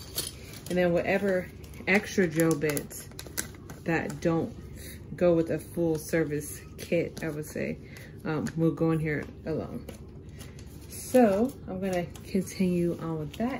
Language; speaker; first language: English; native; English